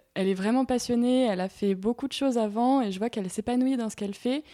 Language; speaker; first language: French; native; French